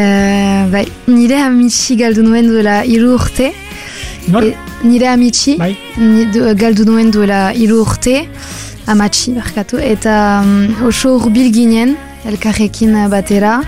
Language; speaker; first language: Basque; non-native, local second language; French